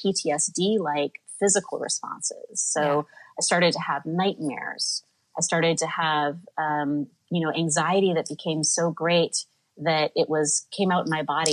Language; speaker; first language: English; native; English